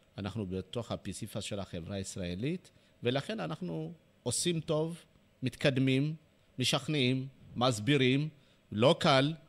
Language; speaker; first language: Hebrew; non-native, fluent; Amharic